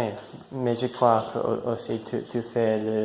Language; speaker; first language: French; non-native, learner; English